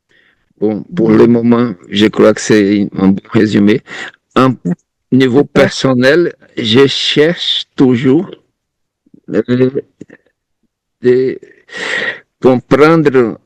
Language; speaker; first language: French; non-native, fluent; Portuguese